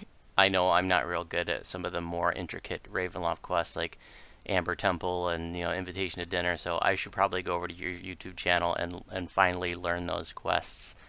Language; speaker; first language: English; native; English